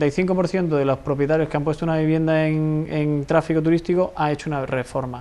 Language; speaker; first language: Spanish; native; Spanish